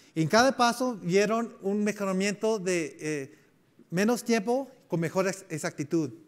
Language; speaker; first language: Spanish; early bilingual, heritage; Spanish